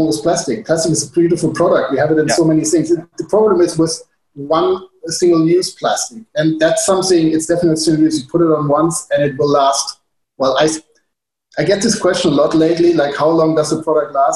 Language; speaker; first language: English; non-native, fluent; German